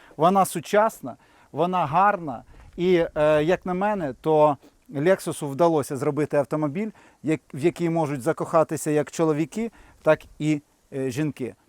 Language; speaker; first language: Ukrainian; non-native, local second language; Russian